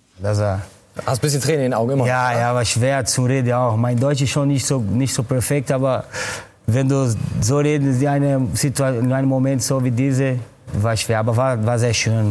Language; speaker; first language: German; non-native, fluent; Portuguese